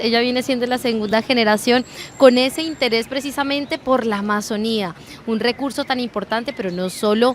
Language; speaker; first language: Spanish; native; Spanish